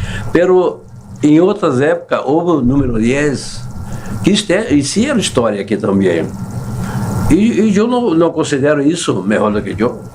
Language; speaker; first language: Spanish; non-native, learner; Portuguese